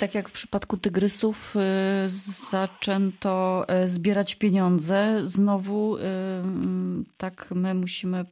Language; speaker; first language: Polish; native; Polish